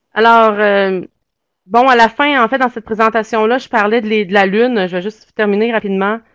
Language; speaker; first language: French; native; French